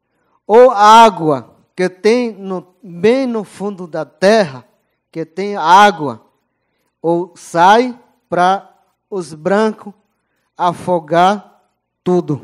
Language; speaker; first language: Portuguese; non-native, local second language; Yanomámi